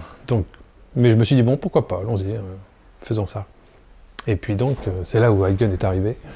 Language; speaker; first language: French; native; French